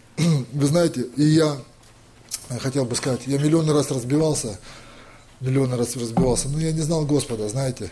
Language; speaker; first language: Russian; native; Russian